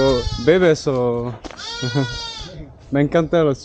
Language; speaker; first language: Spanish; non-native, learner; French